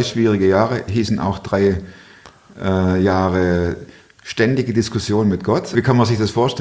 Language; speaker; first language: German; native; German